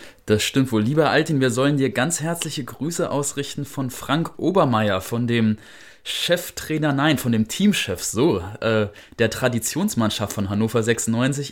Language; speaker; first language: German; native; German